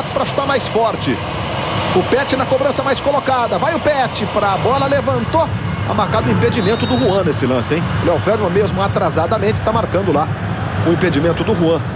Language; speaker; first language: Portuguese; native; Portuguese